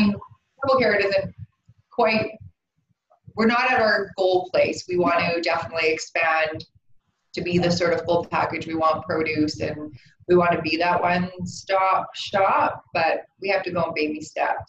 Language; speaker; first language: English; native; English